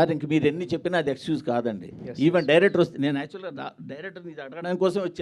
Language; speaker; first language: Telugu; native; Telugu